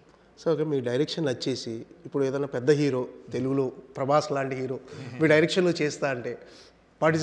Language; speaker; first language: Telugu; native; Telugu